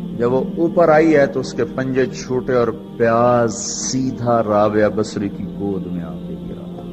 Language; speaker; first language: Urdu; non-native, local second language; Punjabi